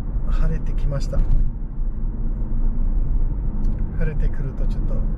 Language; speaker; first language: Japanese; non-native, fluent; Urdu